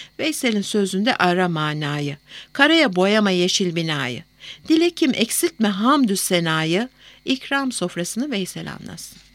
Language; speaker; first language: Turkish; native; Turkish